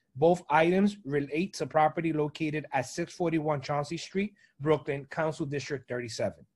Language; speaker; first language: English; native; English